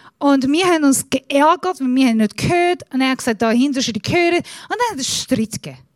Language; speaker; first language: German; non-native, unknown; Persian